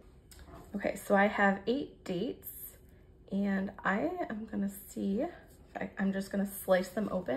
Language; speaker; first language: English; native; English